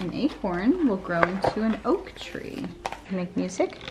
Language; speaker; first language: English; native; English